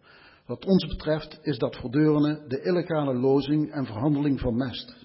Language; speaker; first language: Dutch; native; Dutch